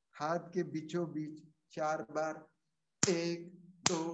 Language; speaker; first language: Hindi; non-native, local second language; Marathi